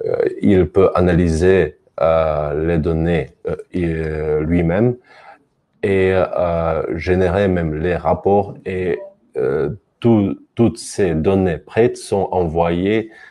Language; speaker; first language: French; non-native, fluent; Russian